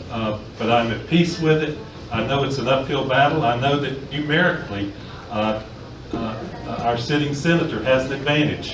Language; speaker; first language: English; native; English